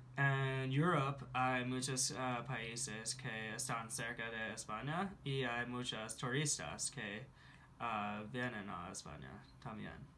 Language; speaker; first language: Spanish; non-native, learner; English